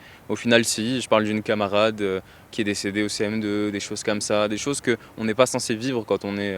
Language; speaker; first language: French; native; French